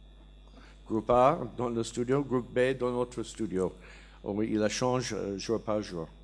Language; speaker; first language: French; non-native, learner; English